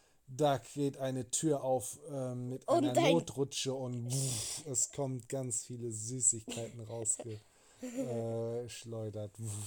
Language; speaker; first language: German; native; German